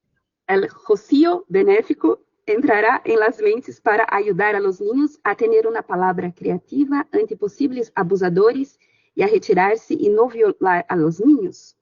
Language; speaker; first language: Spanish; non-native, fluent; Portuguese